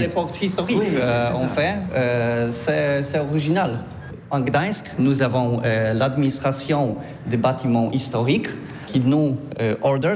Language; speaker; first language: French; non-native, learner; Polish